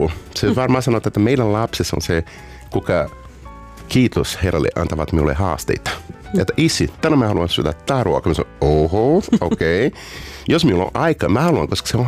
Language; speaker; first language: Finnish; non-native, fluent; Portuguese